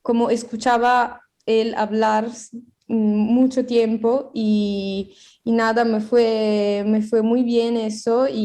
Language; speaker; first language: Spanish; non-native, fluent; Italian